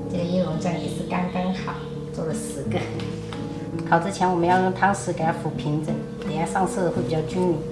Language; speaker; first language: Chinese; native; Chinese